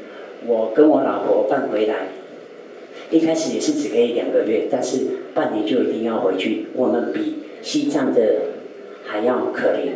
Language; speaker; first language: Chinese; native; Chinese